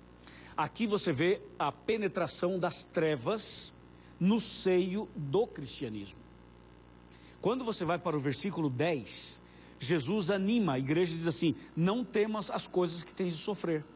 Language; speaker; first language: Portuguese; native; Portuguese